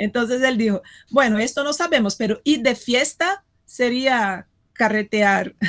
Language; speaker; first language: Spanish; non-native, fluent; Portuguese